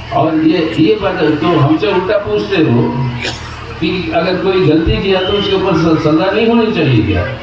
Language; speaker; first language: Hindi; non-native, local second language; Telugu